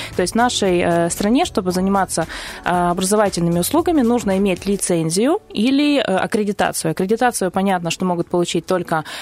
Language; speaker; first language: Russian; native; Russian